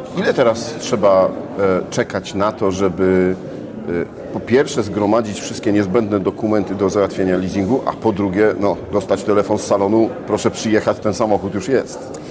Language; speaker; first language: Polish; native; Polish